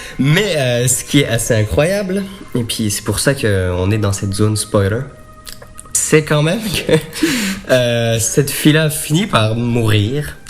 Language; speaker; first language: French; native; French